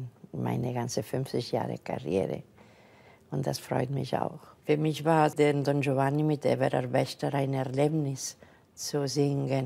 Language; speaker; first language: German; non-native, fluent; Catalan